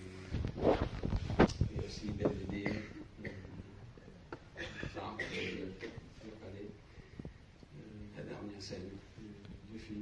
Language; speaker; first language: French; non-native, fluent; English